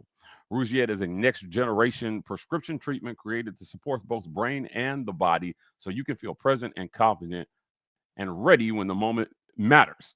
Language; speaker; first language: English; native; English